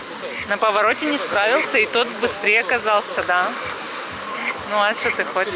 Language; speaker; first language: Russian; native; Russian